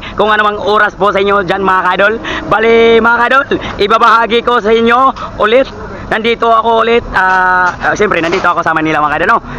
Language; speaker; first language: Filipino; non-native, local second language; Cebuano